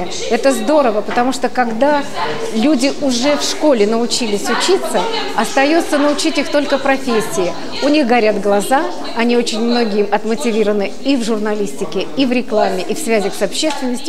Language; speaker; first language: Russian; native; Russian